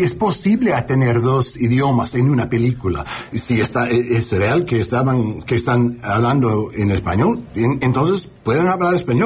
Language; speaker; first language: Spanish; non-native, learner; English